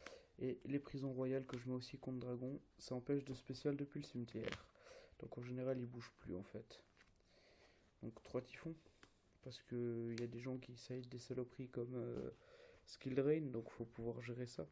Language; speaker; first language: French; native; French